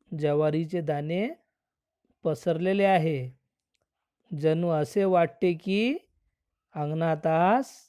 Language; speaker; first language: Marathi; non-native, local second language; Urdu